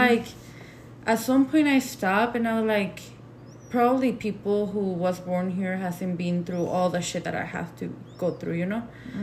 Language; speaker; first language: English; non-native, fluent; Spanish